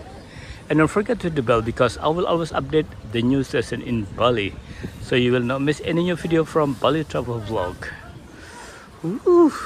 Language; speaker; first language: English; non-native, local second language; Indonesian